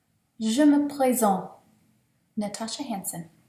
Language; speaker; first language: French; non-native, learner; English